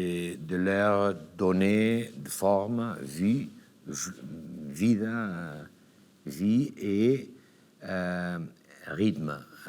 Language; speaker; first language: French; non-native, learner; Catalan